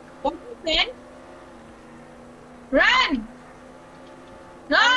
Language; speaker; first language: English; non-native, learner; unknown